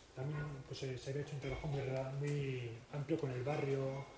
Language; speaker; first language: Spanish; non-native, local second language; Basque